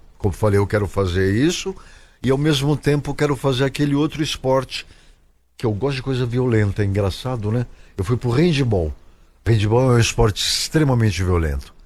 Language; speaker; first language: Portuguese; native; Portuguese